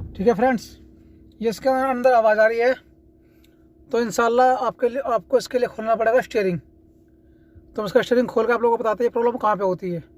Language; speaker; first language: Hindi; native; Hindi